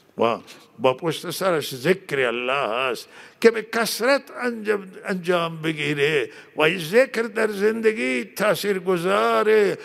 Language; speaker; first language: Persian; non-native, local second language; Baluchi